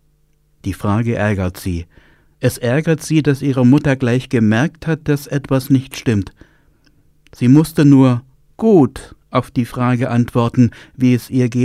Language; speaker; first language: German; native; German